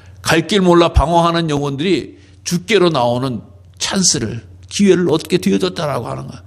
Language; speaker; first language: Korean; native; Korean